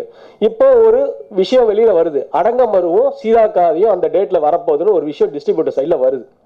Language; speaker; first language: Tamil; native; Tamil